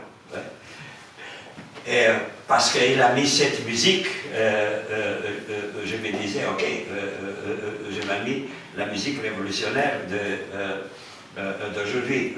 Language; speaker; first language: French; non-native, fluent; Romanian